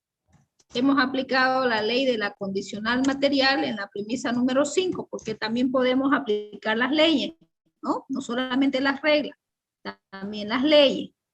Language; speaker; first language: Spanish; native; Spanish